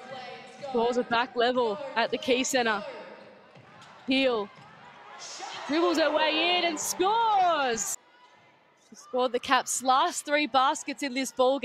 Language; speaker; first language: English; native; English